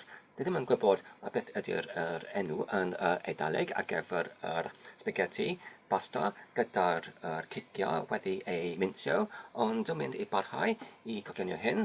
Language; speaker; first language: Welsh; non-native, learner; Polish